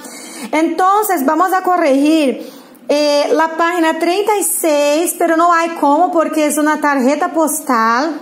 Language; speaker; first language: Spanish; non-native, fluent; Portuguese